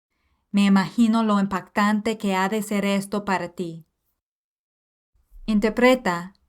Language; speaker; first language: Spanish; non-native, fluent; English